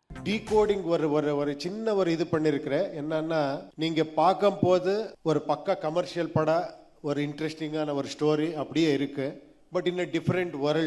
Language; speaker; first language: Tamil; non-native, learner; Kannada